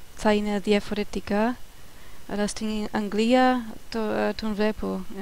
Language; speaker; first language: Greek; non-native, learner; German